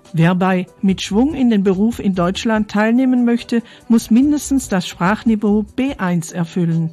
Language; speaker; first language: German; native; German